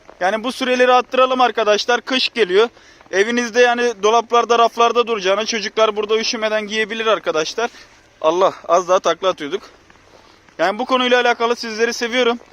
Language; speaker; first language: Turkish; native; Turkish